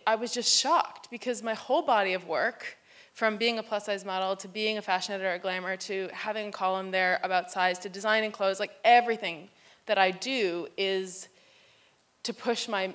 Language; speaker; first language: English; native; English